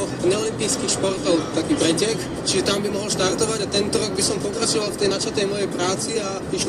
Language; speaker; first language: Slovak; native; Slovak